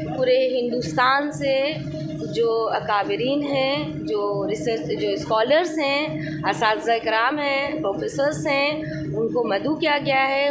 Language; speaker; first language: Urdu; native; Urdu